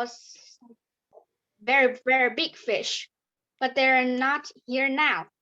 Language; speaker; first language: English; non-native, learner; Vietnamese